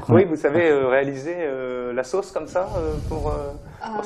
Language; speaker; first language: French; native; French